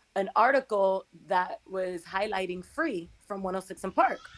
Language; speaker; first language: English; early bilingual, other home language; Spanish